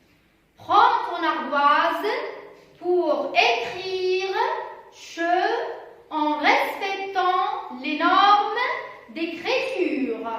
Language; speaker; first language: French; non-native, local second language; Arabic